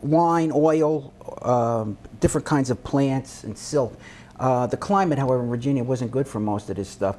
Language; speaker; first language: English; native; English